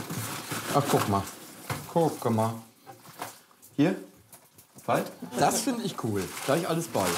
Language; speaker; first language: German; native; German